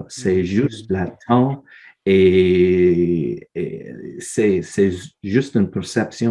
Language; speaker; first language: French; non-native, learner; English